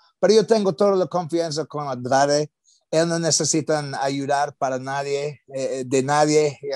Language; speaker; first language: Spanish; non-native, learner; English